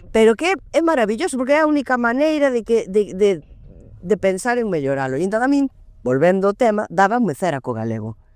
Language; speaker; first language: Galician; non-native, local second language; Spanish